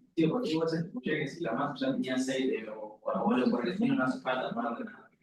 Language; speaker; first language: Spanish; native; Spanish